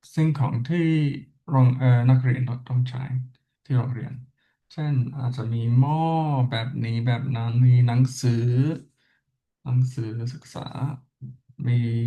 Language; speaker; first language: Thai; non-native, learner; English